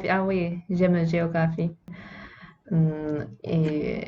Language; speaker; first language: French; non-native, fluent; Chinese